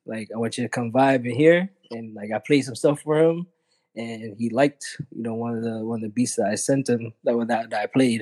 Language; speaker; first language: English; native; English